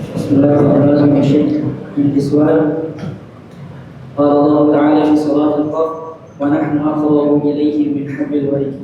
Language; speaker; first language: Arabic; non-native, learner; Indonesian